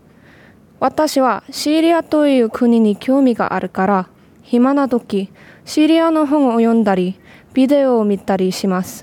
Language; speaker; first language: Japanese; non-native, learner; English